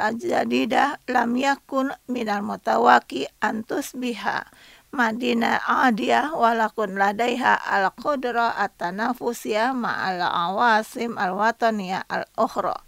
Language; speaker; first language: Arabic; non-native, fluent; Indonesian